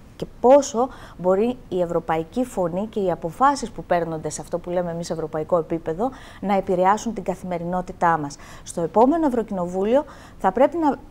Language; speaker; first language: Greek; native; Greek